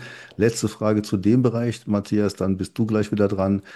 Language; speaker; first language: German; native; German